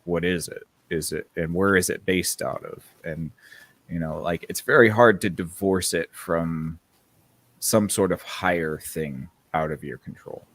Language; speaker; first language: English; native; English